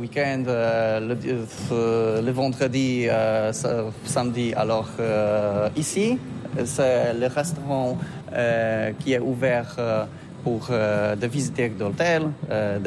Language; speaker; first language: French; non-native, learner; Polish